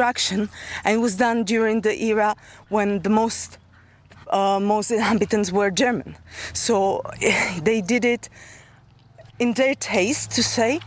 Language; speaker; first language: English; non-native, fluent; Slovak